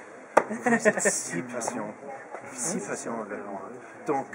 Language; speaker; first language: French; non-native, fluent; English